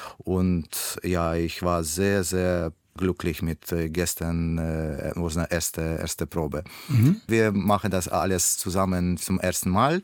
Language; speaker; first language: German; non-native, learner; Russian